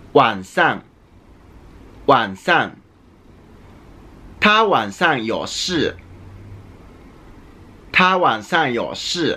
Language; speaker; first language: Chinese; non-native, fluent; Japanese